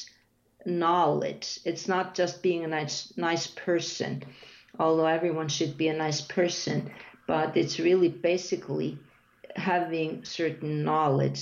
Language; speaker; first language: English; non-native, fluent; Icelandic